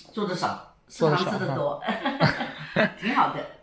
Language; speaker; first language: Chinese; native; Chinese